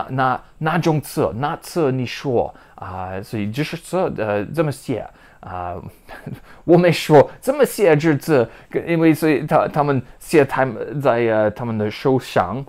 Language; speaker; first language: Chinese; non-native, learner; English